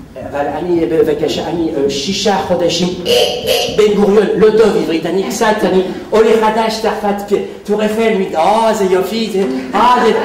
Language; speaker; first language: Hebrew; non-native, fluent; French